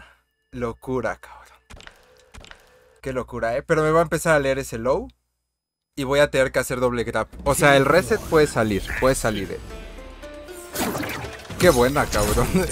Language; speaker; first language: Spanish; native; Spanish